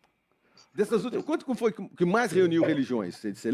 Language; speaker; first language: Portuguese; native; Portuguese